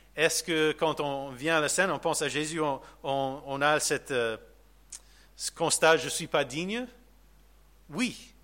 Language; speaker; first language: French; non-native, fluent; English